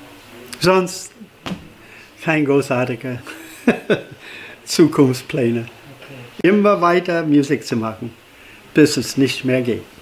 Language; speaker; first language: German; non-native, fluent; English